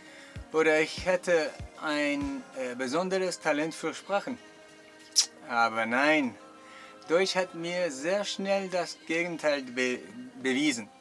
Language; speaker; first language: German; non-native, learner; Chinese